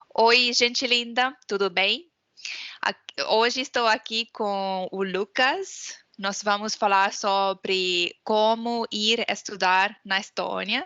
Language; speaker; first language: Portuguese; non-native, fluent; Estonian